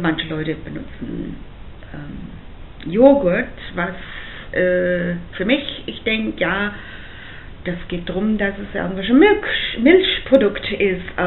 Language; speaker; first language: German; non-native, fluent; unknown